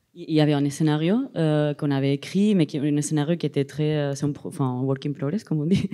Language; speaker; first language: French; non-native, fluent; Spanish